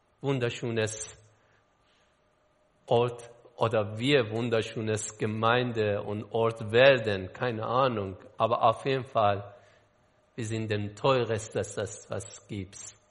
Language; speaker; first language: German; non-native, learner; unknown